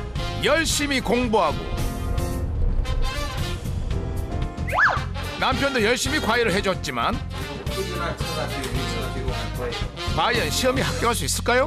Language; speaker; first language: Korean; native; Korean